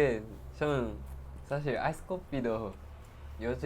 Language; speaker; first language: Korean; non-native, learner; Japanese